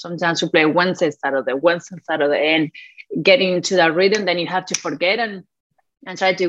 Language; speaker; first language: English; non-native, fluent; Spanish